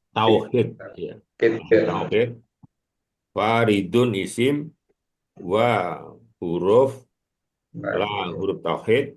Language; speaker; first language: Arabic; non-native, learner; Indonesian